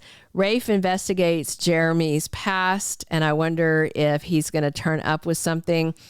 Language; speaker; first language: English; native; English